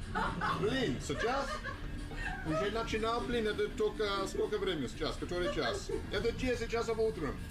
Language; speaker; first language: Russian; non-native, learner; English